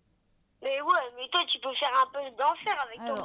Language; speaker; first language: French; native; French